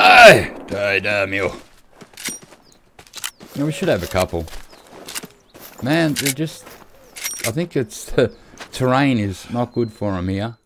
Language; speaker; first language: English; native; English